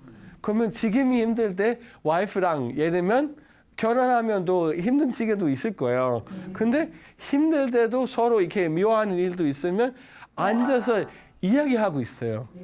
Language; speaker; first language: Korean; non-native, learner; Danish